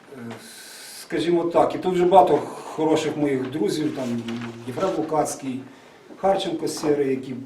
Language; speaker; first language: Ukrainian; native; Ukrainian